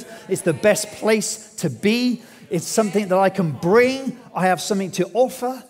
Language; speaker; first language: English; native; English